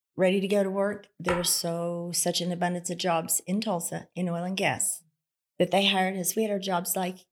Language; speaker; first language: English; native; English